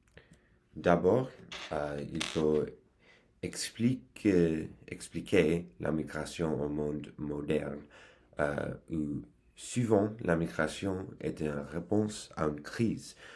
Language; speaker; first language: French; non-native, learner; English